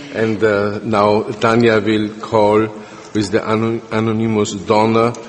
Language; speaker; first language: English; non-native, fluent; German